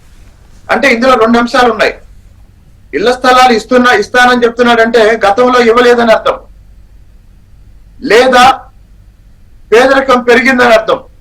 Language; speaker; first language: Telugu; native; Telugu